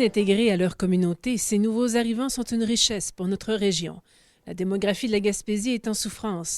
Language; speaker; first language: French; native; French